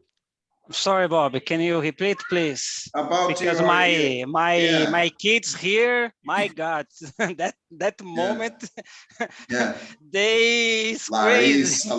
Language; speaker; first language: English; non-native, learner; Portuguese